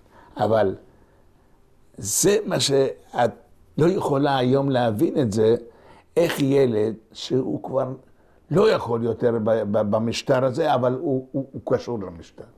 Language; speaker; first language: Hebrew; non-native, local second language; Ladino